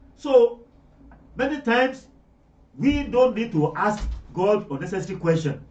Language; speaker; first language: English; non-native, local second language; Yoruba